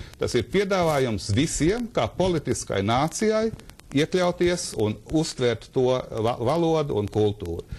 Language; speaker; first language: Latvian; native; Latvian